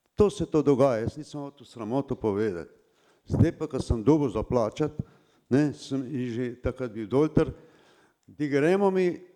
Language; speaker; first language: Slovenian; non-native, local second language; Romany